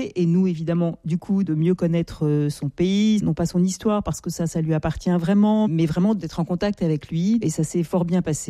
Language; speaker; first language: French; native; French